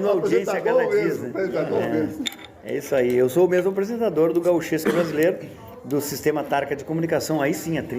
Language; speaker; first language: Portuguese; native; Portuguese